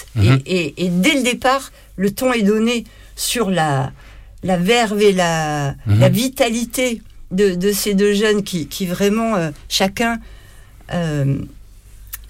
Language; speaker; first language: French; native; French